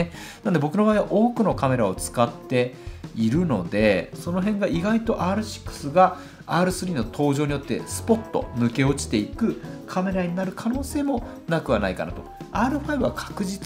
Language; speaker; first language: Japanese; native; Japanese